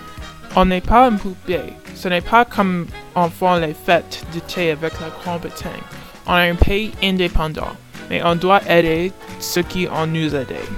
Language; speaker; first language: French; non-native, learner; English